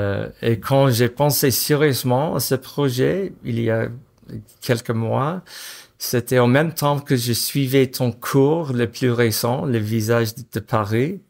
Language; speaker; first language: French; non-native, fluent; English